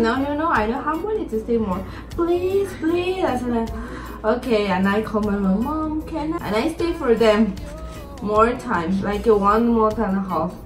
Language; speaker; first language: English; non-native, learner; Spanish